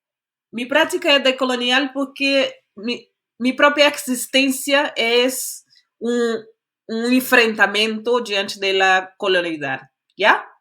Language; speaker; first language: Spanish; non-native, fluent; Portuguese